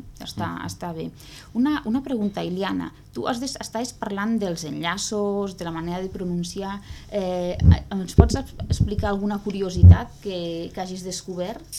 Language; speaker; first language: Catalan; native; Catalan